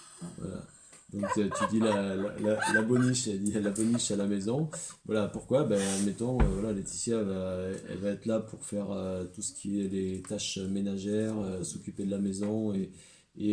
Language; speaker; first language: French; native; French